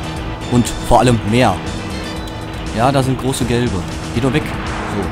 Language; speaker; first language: German; native; German